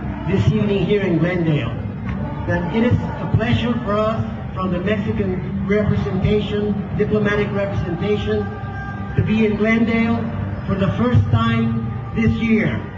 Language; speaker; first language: English; non-native, fluent; Spanish